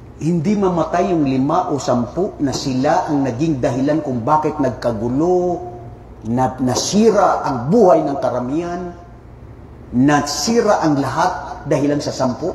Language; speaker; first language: Filipino; non-native, local second language; Maranao